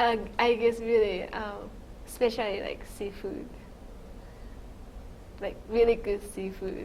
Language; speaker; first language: English; non-native, fluent; Japanese